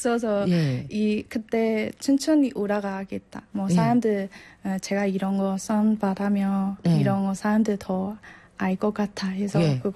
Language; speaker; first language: Korean; non-native, learner; Burmese